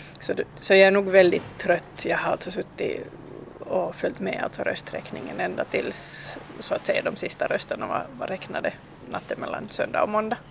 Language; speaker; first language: Swedish; native; Swedish